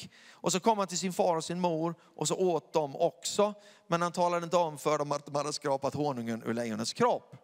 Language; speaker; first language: Swedish; native; Swedish